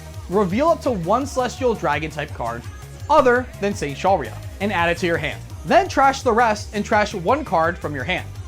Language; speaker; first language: English; native; English